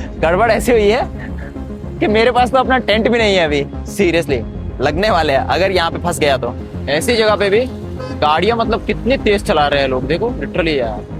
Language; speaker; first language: Hindi; non-native, local second language; Kannada